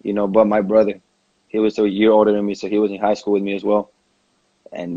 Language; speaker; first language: English; non-native, fluent; Spanish